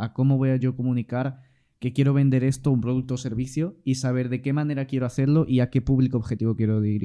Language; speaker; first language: Spanish; native; Spanish